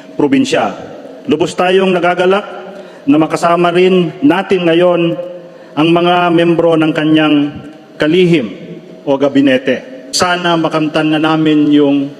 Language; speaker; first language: Filipino; non-native, local second language; Iloko